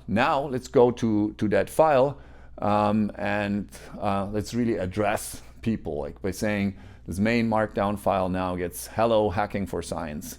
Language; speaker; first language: English; non-native, fluent; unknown